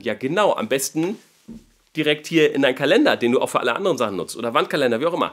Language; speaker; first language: German; native; German